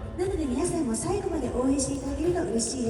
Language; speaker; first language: Japanese; native; Japanese